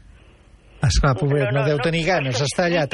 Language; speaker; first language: Catalan; native; Catalan